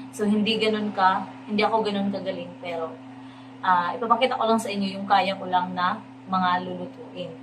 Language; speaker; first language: Filipino; non-native, local second language; Cebuano